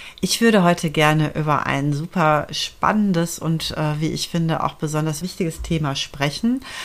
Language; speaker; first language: German; native; German